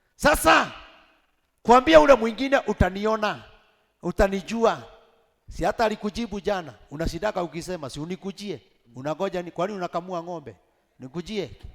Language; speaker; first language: Swahili; non-native, local second language; Kikuyu